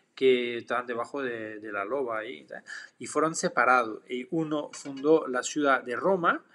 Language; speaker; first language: Spanish; non-native, fluent; French